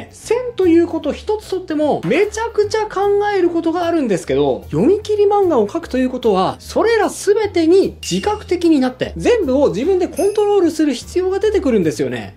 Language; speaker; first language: Japanese; native; Japanese